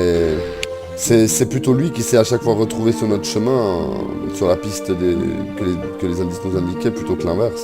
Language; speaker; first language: French; native; French